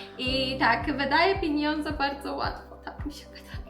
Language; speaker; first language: Polish; non-native, learner; Persian